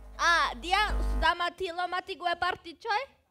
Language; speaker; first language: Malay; non-native, learner; German